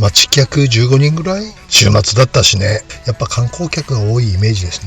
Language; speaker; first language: Japanese; native; Japanese